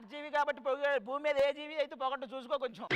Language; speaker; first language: Telugu; native; Telugu